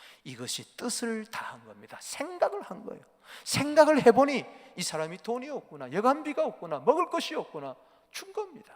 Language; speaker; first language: Korean; native; Korean